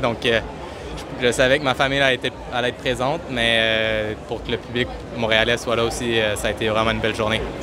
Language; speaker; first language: French; native; French